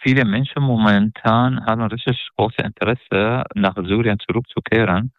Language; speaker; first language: German; non-native, fluent; Arabic